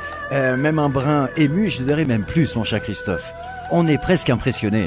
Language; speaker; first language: French; native; French